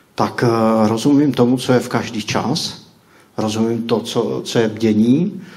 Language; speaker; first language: Czech; native; Czech